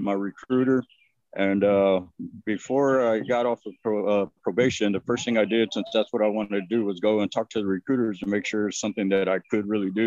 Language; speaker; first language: English; native; English